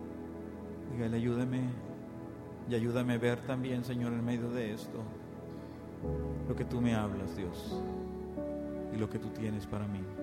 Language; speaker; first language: Spanish; native; Spanish